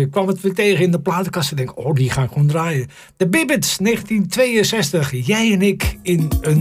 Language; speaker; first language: Dutch; native; Dutch